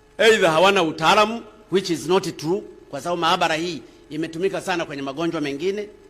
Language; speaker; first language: Swahili; non-native, local second language; Sukuma